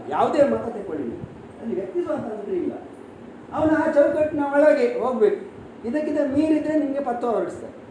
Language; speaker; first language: Kannada; native; Kannada